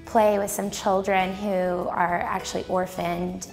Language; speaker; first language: English; native; English